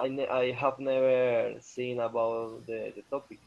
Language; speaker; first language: English; non-native, learner; Spanish